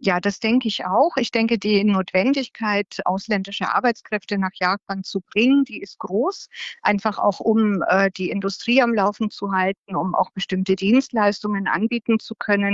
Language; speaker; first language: German; native; German